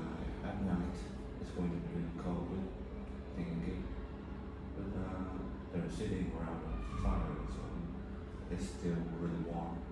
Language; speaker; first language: English; non-native, learner; Vietnamese